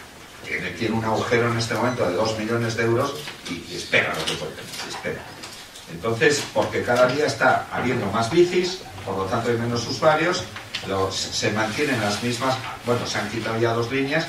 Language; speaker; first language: Spanish; native; Spanish